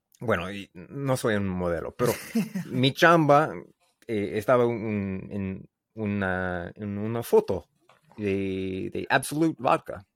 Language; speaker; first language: Spanish; non-native, learner; English